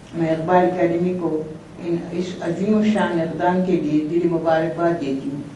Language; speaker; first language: Urdu; native; Urdu